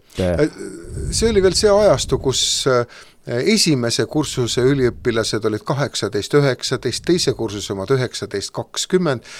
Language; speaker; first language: Estonian; native; Estonian